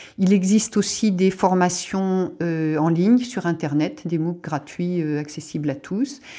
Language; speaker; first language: French; native; French